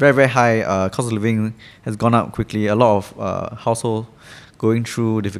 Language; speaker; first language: English; native; English